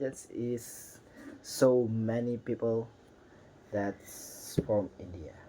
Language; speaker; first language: English; non-native, learner; Indonesian